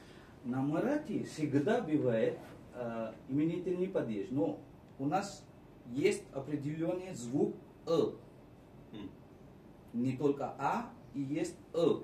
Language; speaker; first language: Russian; non-native, fluent; Marathi